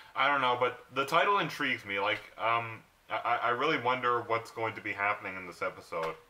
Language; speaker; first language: English; native; English